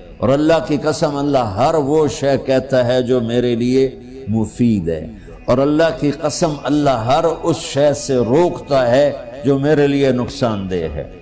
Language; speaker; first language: Urdu; non-native, local second language; Punjabi